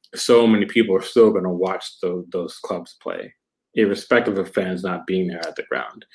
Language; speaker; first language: English; native; English